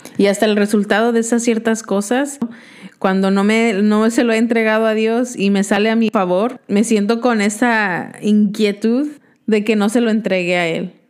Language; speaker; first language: Spanish; early bilingual, heritage; Spanish